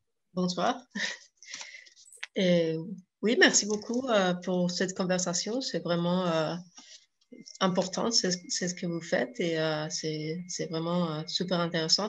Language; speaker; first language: French; non-native, fluent; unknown